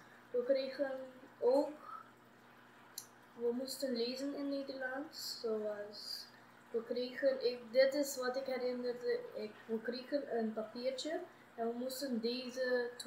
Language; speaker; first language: Dutch; non-native, local second language; Papiamento